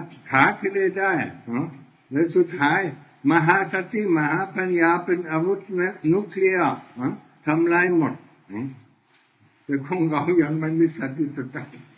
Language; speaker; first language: Thai; non-native, fluent; German